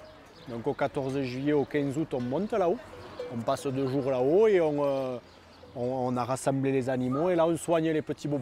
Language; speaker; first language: French; native; French